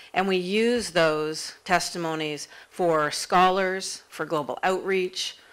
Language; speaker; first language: English; native; English